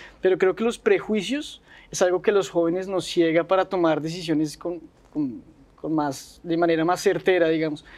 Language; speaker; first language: Spanish; native; Spanish